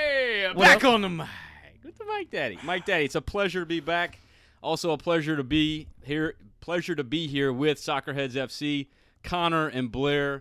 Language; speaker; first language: English; native; English